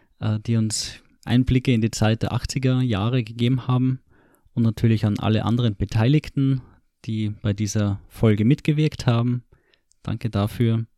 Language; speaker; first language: German; native; German